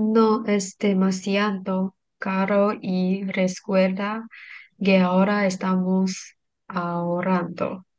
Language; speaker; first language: Spanish; non-native, learner; Chinese